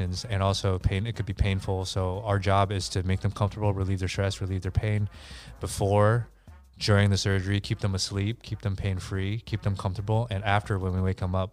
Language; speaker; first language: English; native; English